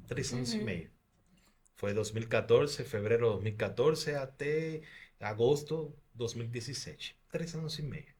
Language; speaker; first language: Portuguese; non-native, fluent; Spanish